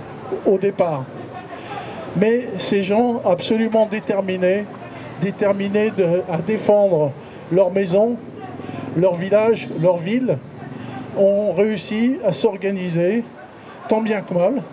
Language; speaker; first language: French; native; French